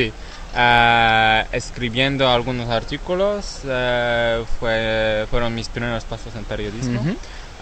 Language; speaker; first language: Spanish; non-native, learner; Polish